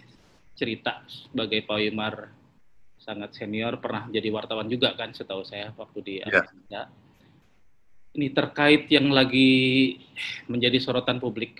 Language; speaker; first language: Indonesian; native; Indonesian